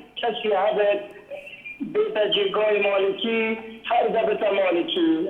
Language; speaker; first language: Central Kurdish; non-native, local second language; Kurdish